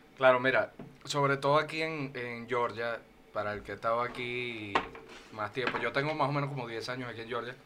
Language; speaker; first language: Spanish; native; Spanish